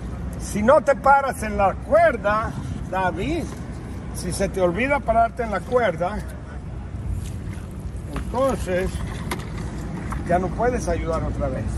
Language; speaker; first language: Spanish; non-native, fluent; English